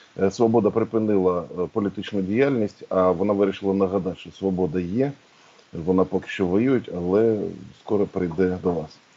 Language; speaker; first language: Ukrainian; native; Ukrainian